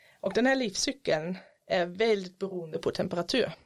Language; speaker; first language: Swedish; non-native, fluent; German